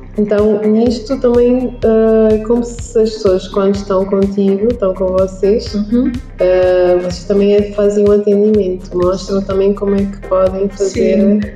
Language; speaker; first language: Portuguese; non-native, local second language; Kabuverdianu